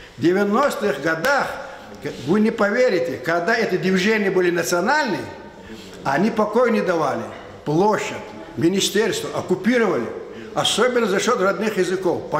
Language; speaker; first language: Russian; non-native, local second language; Lezghian